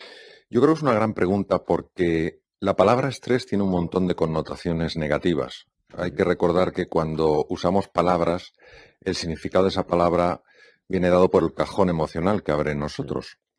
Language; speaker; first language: Spanish; native; Spanish